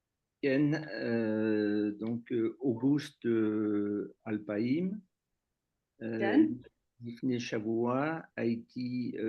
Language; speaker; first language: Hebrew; non-native, learner; French